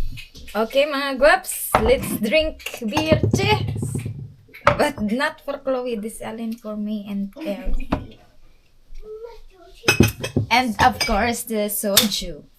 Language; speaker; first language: English; non-native, local second language; Filipino